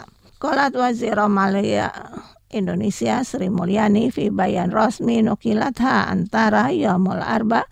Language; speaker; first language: Arabic; non-native, learner; Indonesian